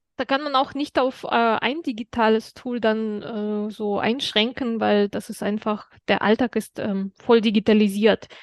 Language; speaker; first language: German; non-native, fluent; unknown